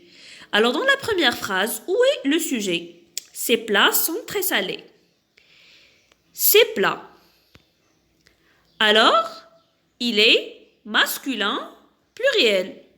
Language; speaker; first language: French; non-native, local second language; Arabic